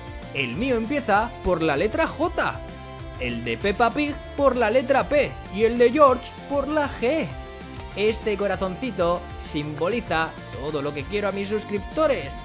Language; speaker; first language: Spanish; native; Spanish